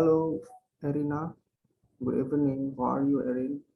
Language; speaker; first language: English; non-native, learner; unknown